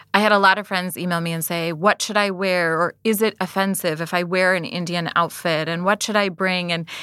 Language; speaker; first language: English; native; English